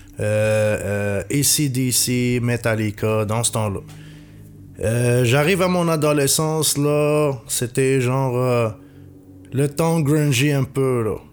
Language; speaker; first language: French; non-native, local second language; Arabic